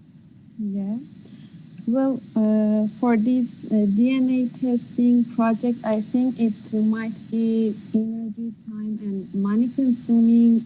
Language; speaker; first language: English; non-native, fluent; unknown